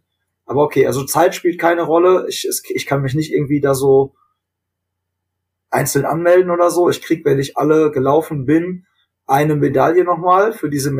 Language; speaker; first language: German; native; German